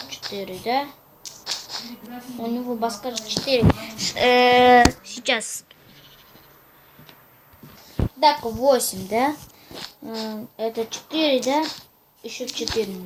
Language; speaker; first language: Russian; non-native, local second language; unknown